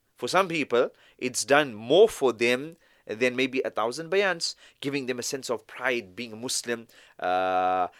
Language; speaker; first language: English; native; English